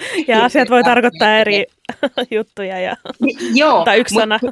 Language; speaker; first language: Finnish; native; Finnish